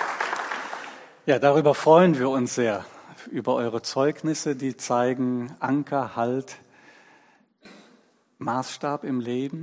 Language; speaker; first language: German; native; German